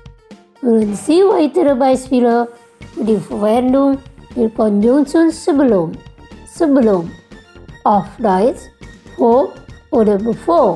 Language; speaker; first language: German; non-native, fluent; Indonesian